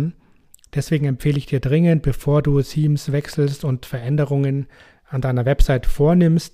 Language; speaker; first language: German; native; German